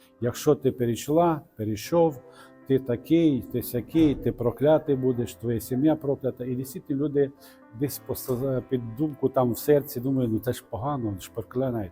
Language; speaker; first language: Ukrainian; non-native, local second language; Russian